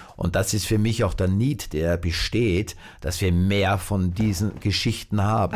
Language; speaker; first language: German; native; German